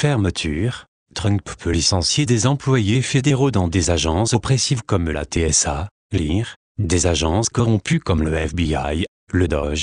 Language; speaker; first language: French; native; French